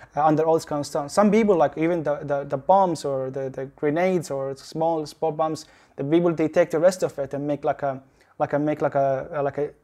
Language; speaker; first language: English; non-native, learner; Arabic